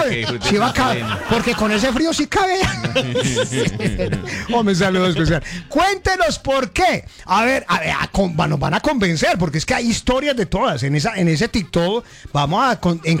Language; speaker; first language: Spanish; native; Spanish